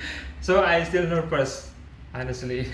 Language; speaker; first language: English; non-native, learner; Indonesian